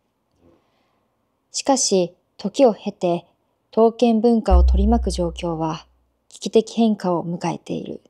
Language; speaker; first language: Japanese; native; Japanese